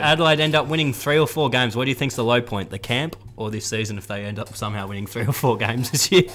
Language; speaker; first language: English; native; English